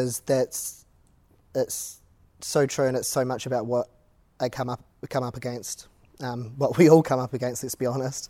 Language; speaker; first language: English; native; English